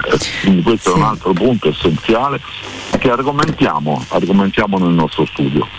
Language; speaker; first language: Italian; native; Italian